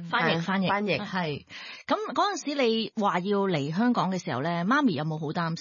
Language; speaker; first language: Cantonese; native; Cantonese